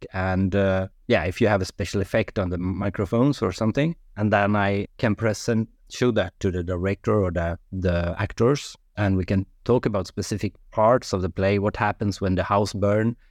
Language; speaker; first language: English; non-native, fluent; Swedish